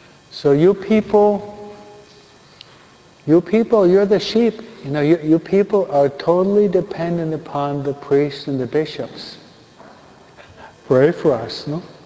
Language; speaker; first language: English; native; English